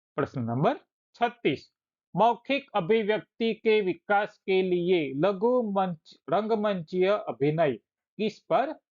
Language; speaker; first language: Hindi; non-native, local second language; Gujarati